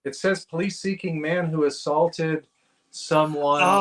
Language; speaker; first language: English; native; English